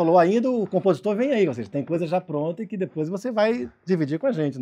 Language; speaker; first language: Portuguese; native; Portuguese